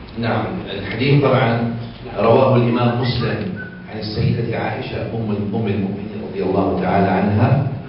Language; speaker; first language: Arabic; native; Arabic